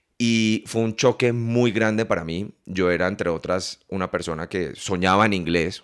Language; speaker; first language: Spanish; early bilingual, heritage; English